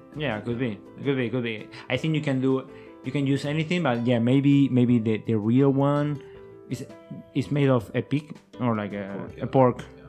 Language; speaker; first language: English; non-native, learner; Spanish